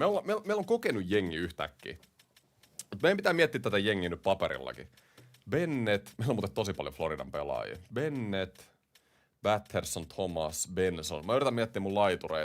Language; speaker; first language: Finnish; native; Finnish